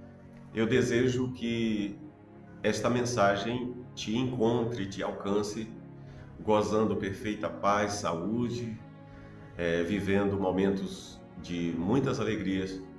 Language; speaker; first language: Portuguese; native; Portuguese